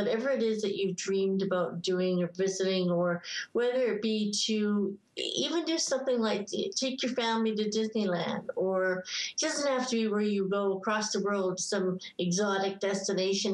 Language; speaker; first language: English; native; English